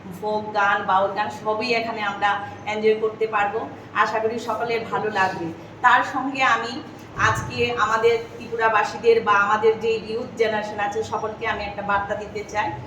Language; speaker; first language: Bangla; native; Bangla